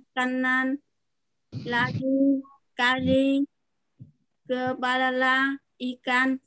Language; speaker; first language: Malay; non-native, learner; Vietnamese